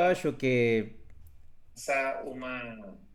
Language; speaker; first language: Portuguese; non-native, fluent; Spanish